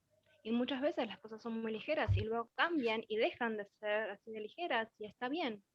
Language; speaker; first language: Spanish; native; Spanish